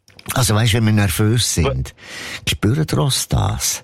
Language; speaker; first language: German; native; German